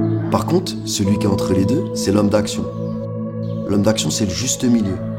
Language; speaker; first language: French; native; French